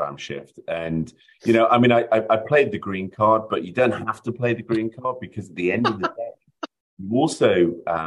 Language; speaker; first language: English; native; English